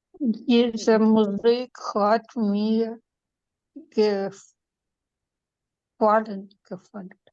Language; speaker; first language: German; non-native, learner; Ukrainian